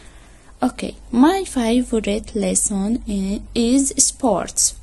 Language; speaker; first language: English; non-native, fluent; Arabic